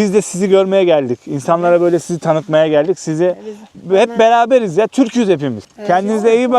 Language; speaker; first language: Turkish; native; Turkish